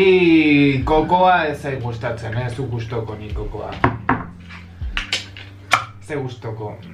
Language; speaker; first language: Basque; non-native, local second language; Spanish